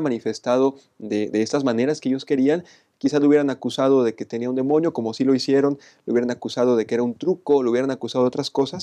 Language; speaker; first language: Spanish; native; Spanish